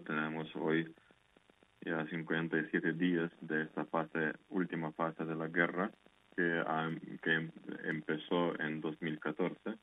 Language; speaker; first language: Spanish; non-native, fluent; Ukrainian